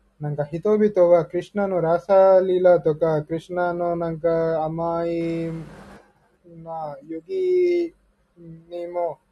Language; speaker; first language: Japanese; non-native, learner; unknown